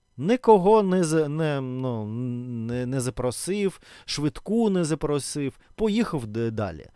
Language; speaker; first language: Ukrainian; non-native, local second language; Russian